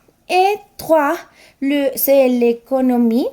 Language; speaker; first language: French; non-native, learner; Spanish